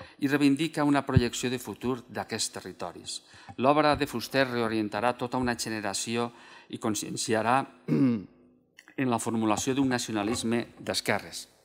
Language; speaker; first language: Catalan; native; Catalan